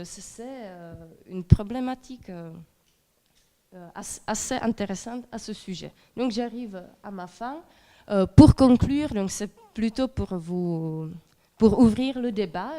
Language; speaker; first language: French; non-native, fluent; Czech